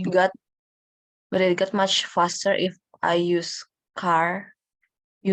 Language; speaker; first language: English; non-native, learner; Indonesian